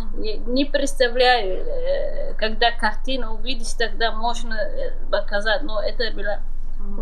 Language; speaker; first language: Russian; non-native, learner; Somali